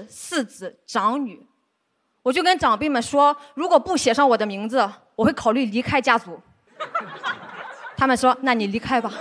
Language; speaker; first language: Chinese; native; Chinese